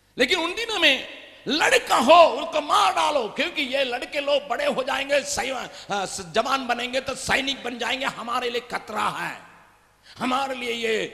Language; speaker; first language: Hindi; non-native, local second language; Tamil